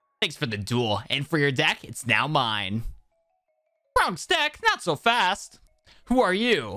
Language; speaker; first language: English; native; English